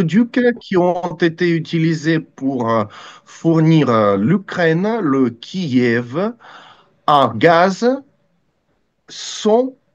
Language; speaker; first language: French; non-native, fluent; Russian